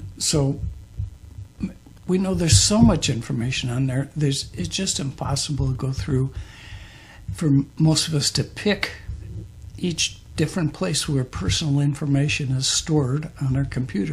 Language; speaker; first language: English; native; English